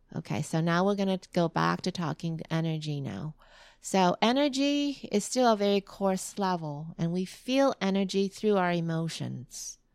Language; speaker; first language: English; early bilingual, other home language; Vietnamese